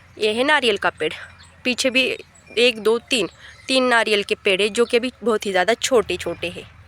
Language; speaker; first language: Hindi; non-native, local second language; Marathi